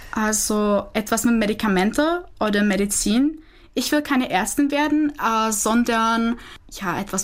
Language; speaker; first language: German; non-native, fluent; Czech